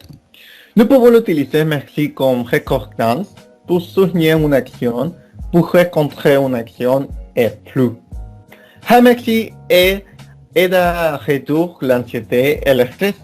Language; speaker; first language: French; non-native, learner; Spanish